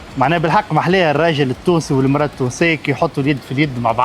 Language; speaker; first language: Arabic; native; Arabic